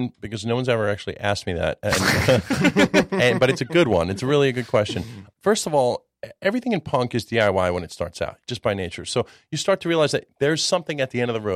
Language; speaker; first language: English; early bilingual, other home language; Czech